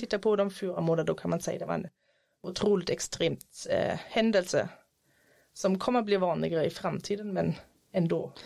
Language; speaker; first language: Swedish; non-native, fluent; German